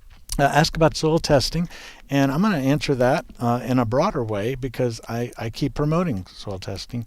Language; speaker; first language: English; native; English